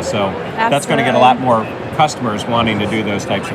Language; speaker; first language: English; native; English